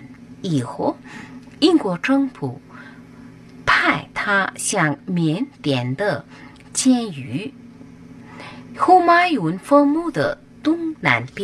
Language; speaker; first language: Chinese; non-native, fluent; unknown